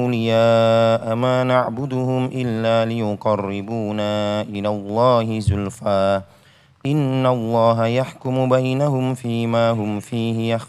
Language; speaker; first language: Arabic; non-native, fluent; Indonesian